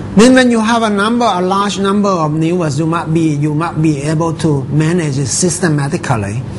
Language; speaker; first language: English; non-native, fluent; Thai